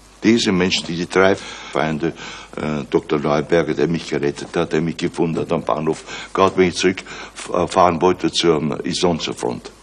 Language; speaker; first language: German; native; German